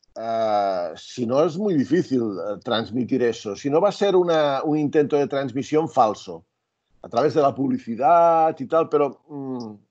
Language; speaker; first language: Spanish; native; Spanish